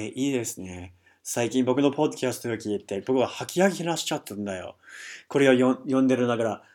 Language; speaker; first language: Japanese; non-native, fluent; English